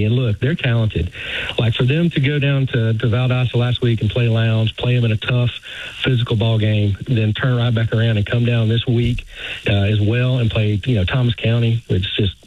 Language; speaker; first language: English; native; English